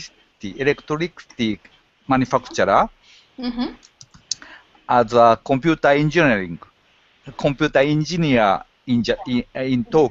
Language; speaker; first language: English; non-native, learner; Japanese